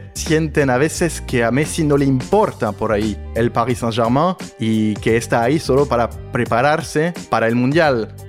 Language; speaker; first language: Spanish; non-native, fluent; French